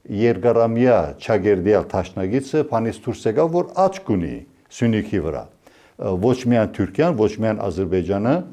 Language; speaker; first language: Armenian; early bilingual, heritage; Armenian